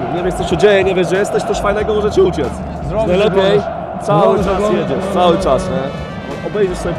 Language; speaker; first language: Polish; native; Polish